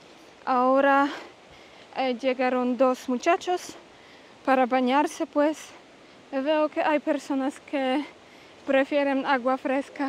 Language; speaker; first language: Spanish; non-native, fluent; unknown